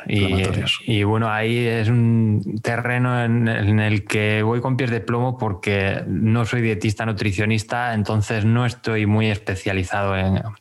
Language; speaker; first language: Spanish; native; Spanish